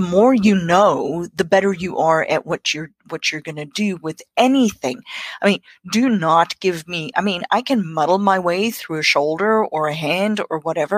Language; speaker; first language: English; non-native, local second language; Afrikaans